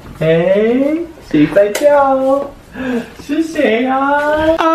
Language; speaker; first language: Chinese; non-native, fluent; English